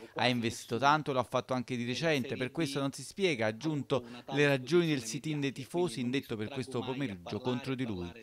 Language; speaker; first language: Italian; native; Italian